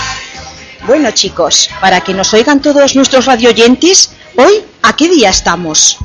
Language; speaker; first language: Spanish; native; Spanish